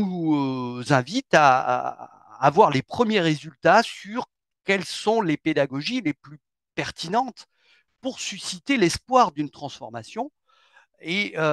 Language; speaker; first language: French; native; French